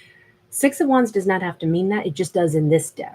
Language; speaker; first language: English; native; English